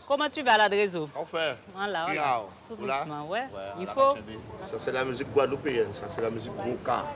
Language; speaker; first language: French; native; French